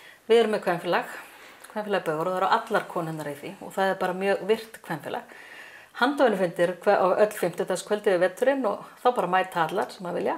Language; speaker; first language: Icelandic; native; Icelandic